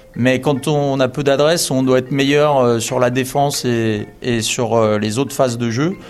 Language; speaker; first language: French; native; French